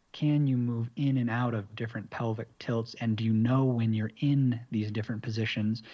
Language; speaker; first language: English; native; English